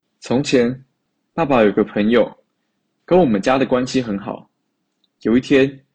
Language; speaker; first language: Chinese; native; Chinese